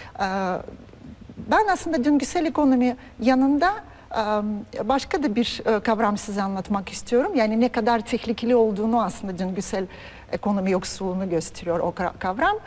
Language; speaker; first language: Turkish; non-native, fluent; Russian